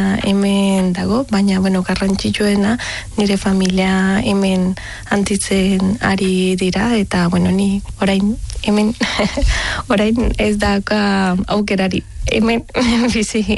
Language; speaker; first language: Basque; non-native, learner; Spanish